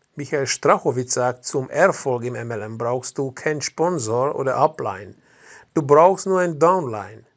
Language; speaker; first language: German; non-native, fluent; Hungarian